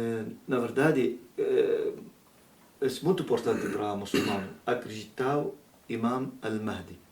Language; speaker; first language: Portuguese; non-native, learner; Arabic